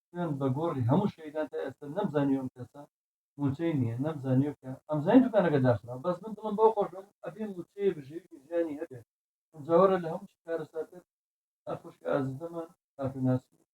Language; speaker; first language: Central Kurdish; native; Central Kurdish